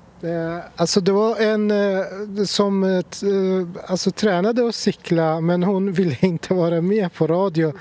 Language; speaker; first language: Swedish; non-native, fluent; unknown